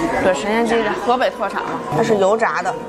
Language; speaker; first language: Chinese; native; Chinese